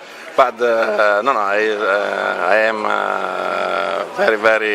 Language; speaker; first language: English; non-native, learner; Italian